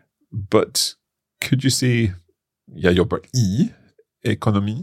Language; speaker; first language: Swedish; non-native, learner; English